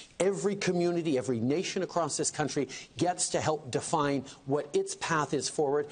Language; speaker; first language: English; early bilingual, other home language; French